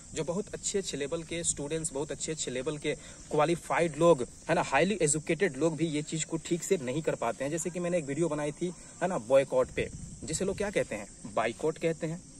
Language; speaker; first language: Hindi; native; Hindi